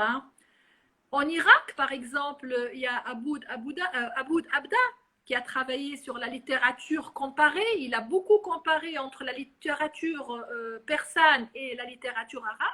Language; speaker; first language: French; non-native, local second language; Arabic